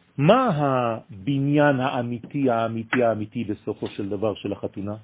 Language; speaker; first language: Hebrew; non-native, fluent; French